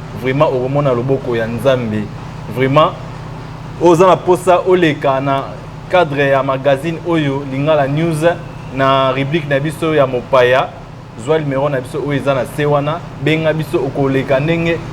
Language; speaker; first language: Lingala; non-native, local second language; Luba-Lulua